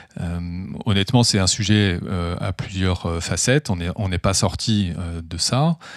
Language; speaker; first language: French; native; French